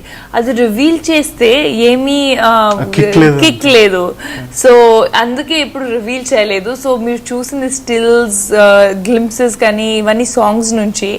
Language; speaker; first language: Telugu; non-native, fluent; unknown